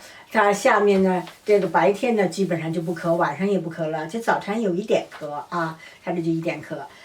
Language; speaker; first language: Chinese; native; Chinese